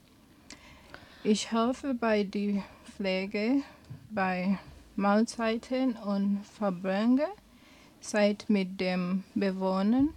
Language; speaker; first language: German; non-native, learner; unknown